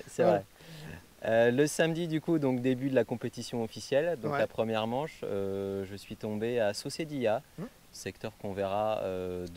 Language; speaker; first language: French; native; French